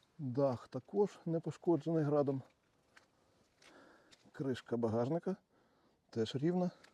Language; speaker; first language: Ukrainian; native; Ukrainian